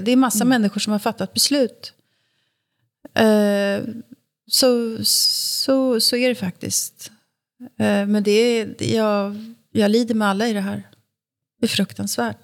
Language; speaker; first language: Swedish; native; Swedish